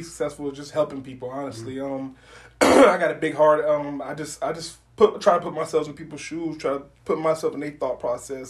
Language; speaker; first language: English; native; English